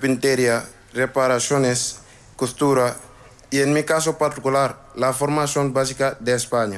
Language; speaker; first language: Spanish; non-native, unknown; Wolof